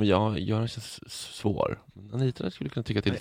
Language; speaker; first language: Swedish; native; Swedish